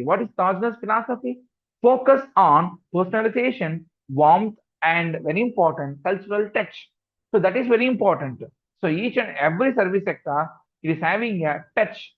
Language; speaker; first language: English; non-native, local second language; Tamil